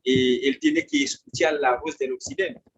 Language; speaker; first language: Spanish; non-native, fluent; French